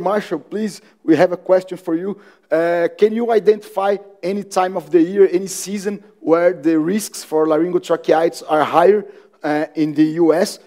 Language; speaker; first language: English; non-native, fluent; Portuguese